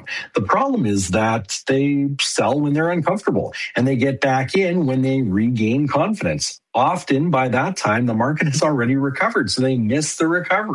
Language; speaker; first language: English; native; English